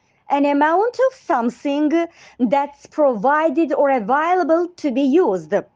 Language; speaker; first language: English; non-native, fluent; Azerbaijani